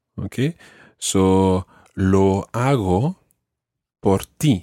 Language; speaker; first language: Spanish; non-native, fluent; English